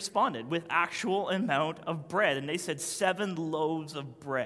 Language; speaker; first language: English; native; English